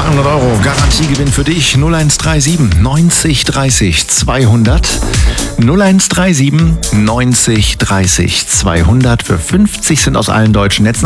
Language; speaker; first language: German; native; German